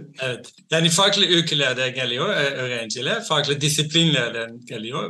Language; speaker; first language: Turkish; non-native, fluent; Dutch